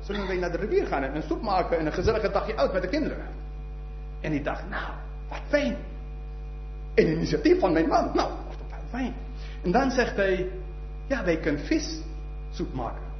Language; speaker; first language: Dutch; non-native, fluent; English